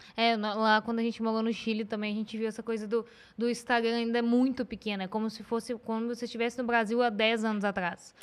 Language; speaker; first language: Portuguese; native; Portuguese